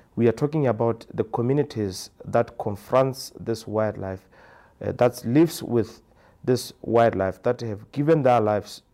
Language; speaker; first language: English; non-native, local second language; Tswana